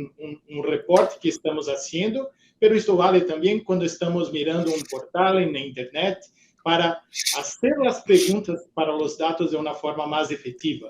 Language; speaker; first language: Spanish; non-native, fluent; Portuguese